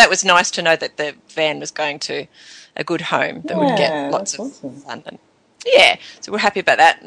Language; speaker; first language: English; native; English